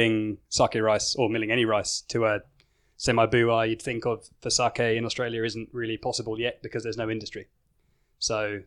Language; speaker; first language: English; native; English